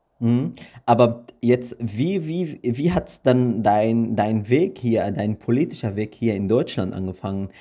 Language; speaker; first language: German; early bilingual, other home language; Arabic